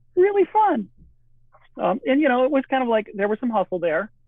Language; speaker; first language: English; native; English